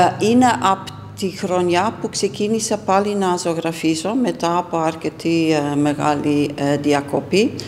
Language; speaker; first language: Greek; non-native, fluent; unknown